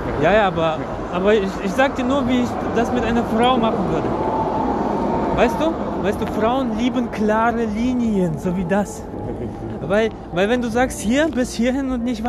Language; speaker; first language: German; non-native, fluent; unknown